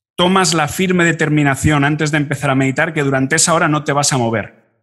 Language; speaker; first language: Spanish; native; Spanish